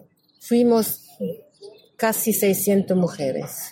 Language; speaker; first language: Spanish; non-native, learner; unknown